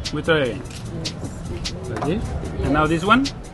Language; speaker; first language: English; non-native, learner; Spanish